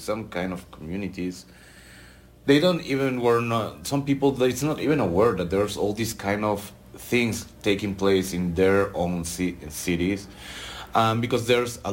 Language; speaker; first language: English; non-native, fluent; Spanish